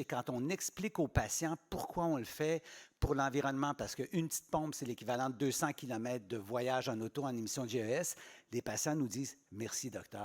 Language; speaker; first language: French; native; French